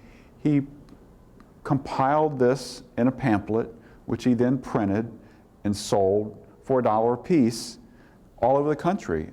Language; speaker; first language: English; native; English